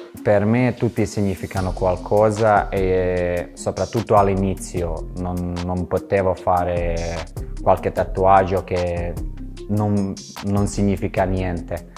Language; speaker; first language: Italian; non-native, fluent; Serbian